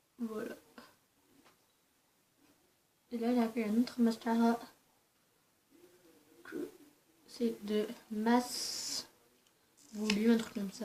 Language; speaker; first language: French; early bilingual, other home language; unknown